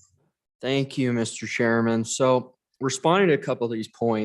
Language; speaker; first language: English; native; English